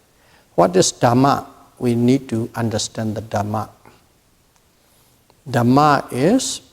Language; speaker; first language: English; non-native, fluent; Burmese